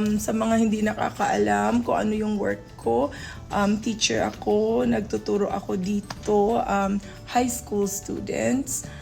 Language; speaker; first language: Filipino; non-native, local second language; Hiligaynon